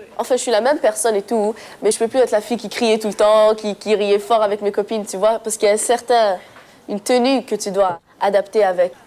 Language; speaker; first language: French; early bilingual, other home language; Arabic